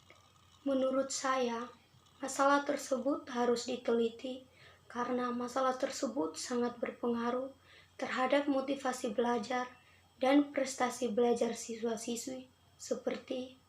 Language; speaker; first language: Indonesian; non-native, local second language; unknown